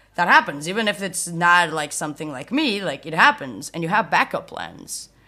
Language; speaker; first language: English; non-native, fluent; Portuguese